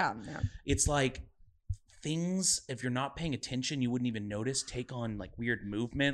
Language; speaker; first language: English; native; English